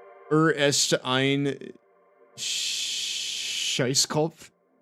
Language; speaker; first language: German; non-native, learner; English